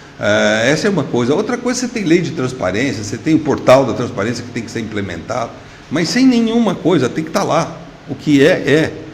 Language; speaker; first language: Portuguese; native; Portuguese